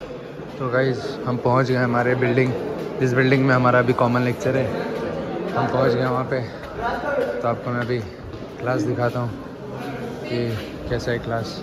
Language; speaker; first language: Hindi; native; Hindi